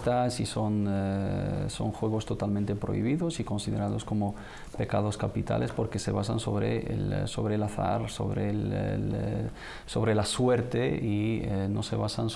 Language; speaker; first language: Spanish; native; Spanish